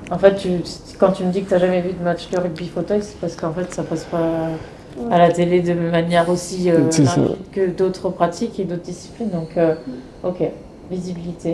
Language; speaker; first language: French; native; French